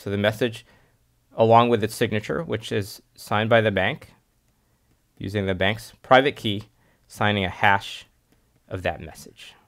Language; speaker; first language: English; native; English